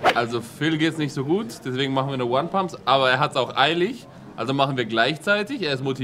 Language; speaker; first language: German; native; German